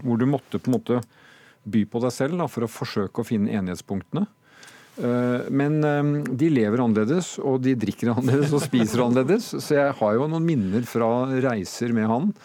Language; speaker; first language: Norwegian; native; Norwegian